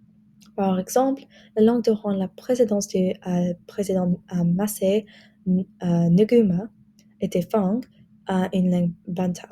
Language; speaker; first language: French; non-native, learner; English